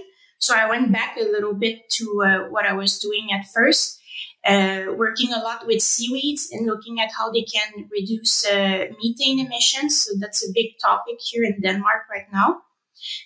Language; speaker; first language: English; non-native, fluent; French